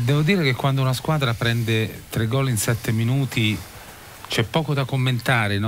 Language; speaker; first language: Italian; native; Italian